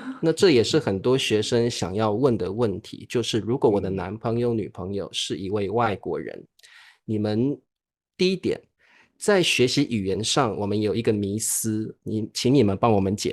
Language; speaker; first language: Chinese; native; Chinese